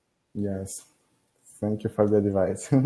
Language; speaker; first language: English; non-native, learner; Portuguese